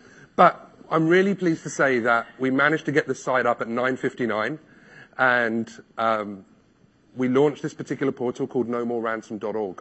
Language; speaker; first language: English; native; English